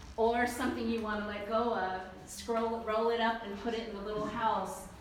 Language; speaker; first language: English; early bilingual, other home language; Chinese